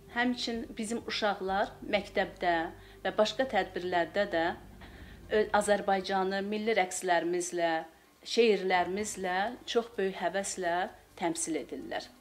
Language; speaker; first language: Azerbaijani; native; Azerbaijani